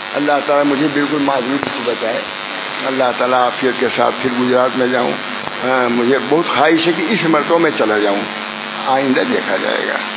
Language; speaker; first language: Urdu; native; Urdu